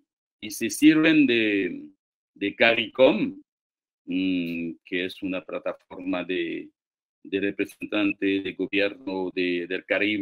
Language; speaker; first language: Spanish; non-native, fluent; Haitian Creole